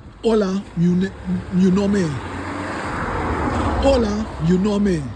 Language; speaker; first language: Portuguese; non-native, learner; English